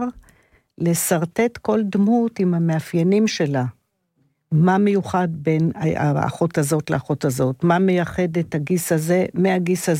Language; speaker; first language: Hebrew; native; Hebrew